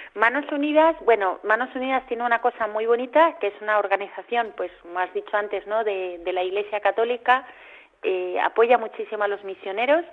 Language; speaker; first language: Spanish; native; Spanish